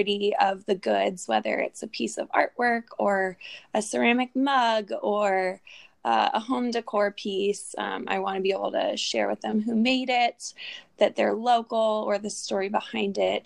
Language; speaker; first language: English; native; English